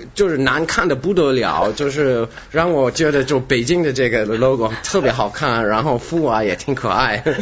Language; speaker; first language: Chinese; non-native, fluent; Russian